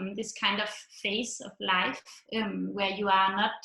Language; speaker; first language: English; non-native, fluent; Danish